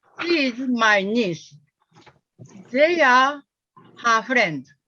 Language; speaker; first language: English; non-native, learner; Japanese